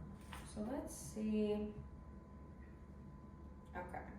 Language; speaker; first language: English; native; English